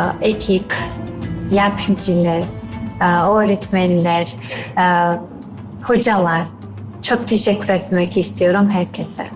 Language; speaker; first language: Turkish; non-native, learner; Georgian